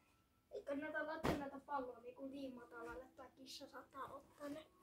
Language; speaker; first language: Finnish; native; Finnish